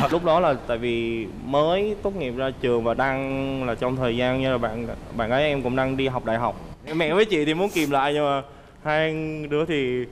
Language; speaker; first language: Vietnamese; early bilingual, other home language; Korean